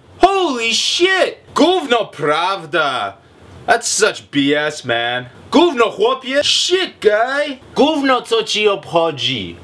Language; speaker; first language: Polish; early bilingual, heritage; Polish